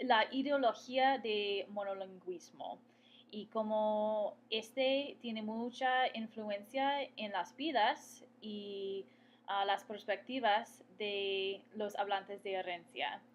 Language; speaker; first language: Spanish; non-native, fluent; English